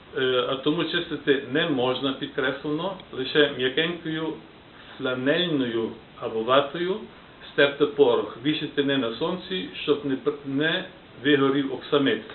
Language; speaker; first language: Ukrainian; early bilingual, heritage; Ukrainian